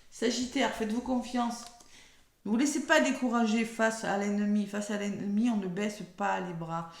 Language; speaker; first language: French; native; French